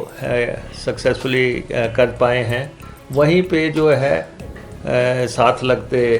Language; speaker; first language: Hindi; native; Hindi